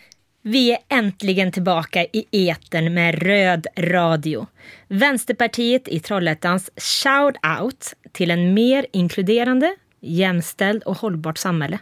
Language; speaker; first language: Swedish; native; Swedish